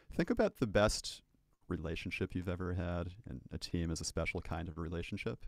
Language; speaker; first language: English; native; English